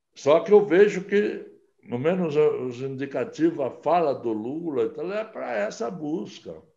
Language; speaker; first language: Portuguese; native; Portuguese